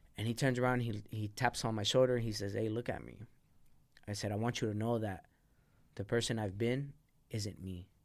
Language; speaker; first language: English; early bilingual, other home language; Spanish